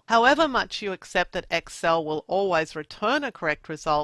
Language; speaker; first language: English; native; English